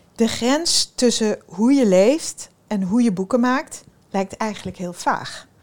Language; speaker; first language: Dutch; early bilingual, other home language; Swedish